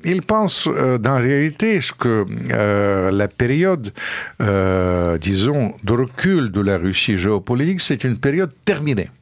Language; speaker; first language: French; non-native, fluent; Russian